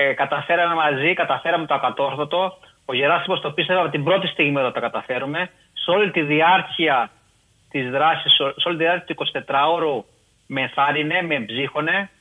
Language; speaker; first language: Greek; native; Greek